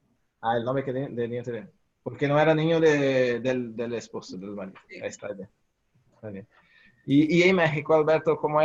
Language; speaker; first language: Spanish; non-native, learner; Portuguese